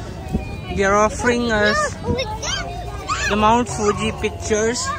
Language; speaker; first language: English; non-native, local second language; Urdu